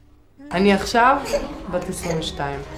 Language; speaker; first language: Hebrew; non-native, local second language; Yiddish